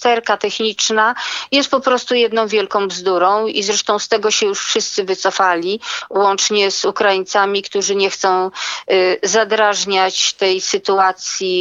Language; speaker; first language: Polish; native; Polish